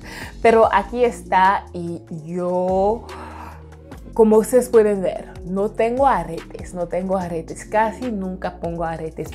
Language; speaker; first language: Spanish; non-native, fluent; English